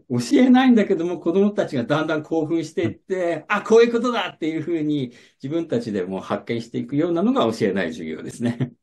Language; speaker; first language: Japanese; native; Japanese